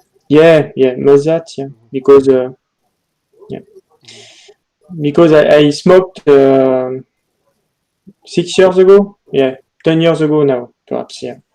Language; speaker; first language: English; non-native, learner; French